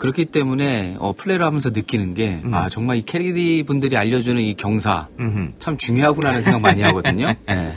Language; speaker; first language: Korean; native; Korean